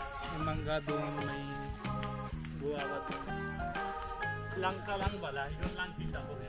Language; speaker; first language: Filipino; non-native, learner; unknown